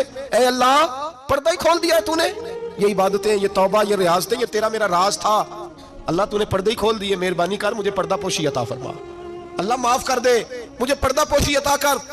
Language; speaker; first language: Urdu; non-native, local second language; Punjabi